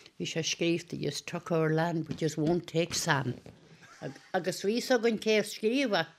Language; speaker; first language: Irish; native; Irish